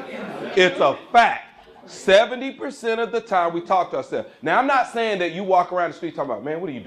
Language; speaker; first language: English; native; English